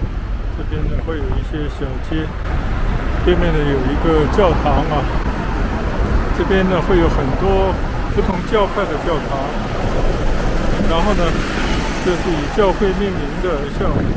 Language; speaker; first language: Chinese; native; Chinese